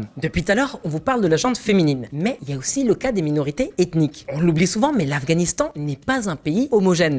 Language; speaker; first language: French; native; French